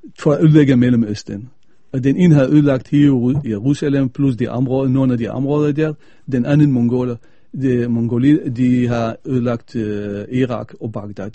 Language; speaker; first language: Danish; non-native, fluent; Arabic